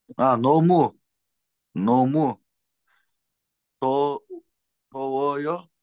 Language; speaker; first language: Korean; non-native, learner; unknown